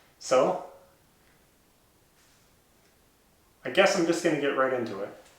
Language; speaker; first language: English; native; English